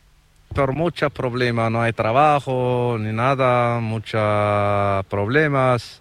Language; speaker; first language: Spanish; non-native, learner; Arabic